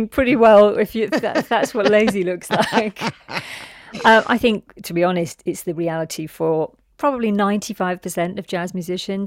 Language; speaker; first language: English; native; English